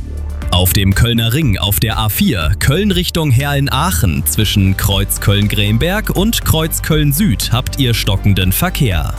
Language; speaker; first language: German; native; German